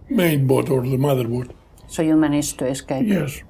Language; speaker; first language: English; non-native, fluent; Greek